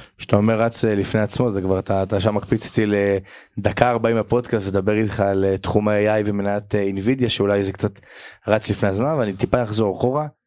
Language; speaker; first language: Hebrew; native; Hebrew